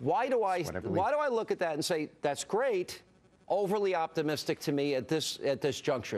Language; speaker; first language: English; native; English